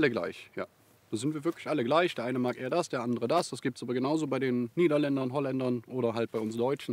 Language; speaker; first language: German; native; German